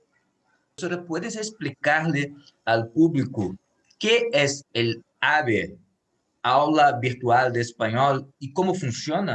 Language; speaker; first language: Spanish; non-native, fluent; Portuguese